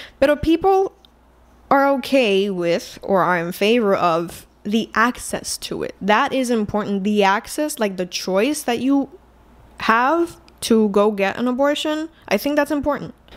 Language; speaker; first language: English; non-native, local second language; Spanish